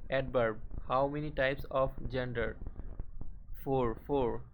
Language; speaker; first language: English; non-native, local second language; Bangla